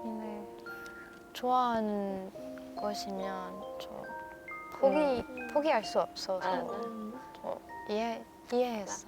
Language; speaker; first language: Korean; non-native, learner; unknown